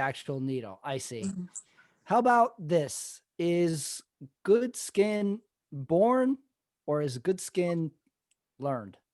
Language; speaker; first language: English; native; English